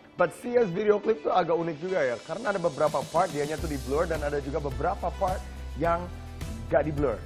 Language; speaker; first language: Indonesian; early bilingual, heritage; Indonesian